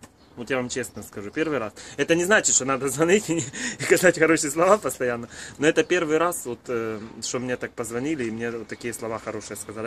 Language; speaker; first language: Russian; non-native, local second language; Ukrainian